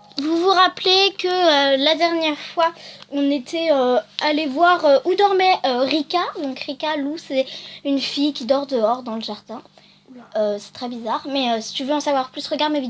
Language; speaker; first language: French; native; French